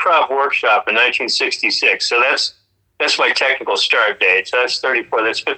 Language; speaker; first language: English; native; English